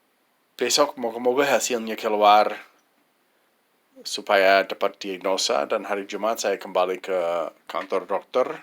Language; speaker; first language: Indonesian; non-native, fluent; English